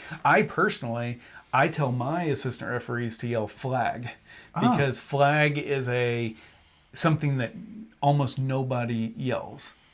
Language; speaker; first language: English; native; English